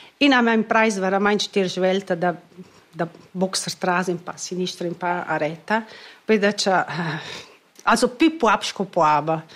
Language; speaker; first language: Italian; non-native, local second language; Romansh